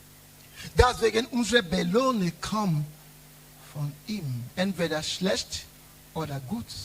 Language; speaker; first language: German; non-native, learner; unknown